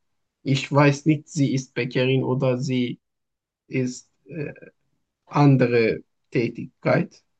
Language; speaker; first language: German; non-native, learner; Turkish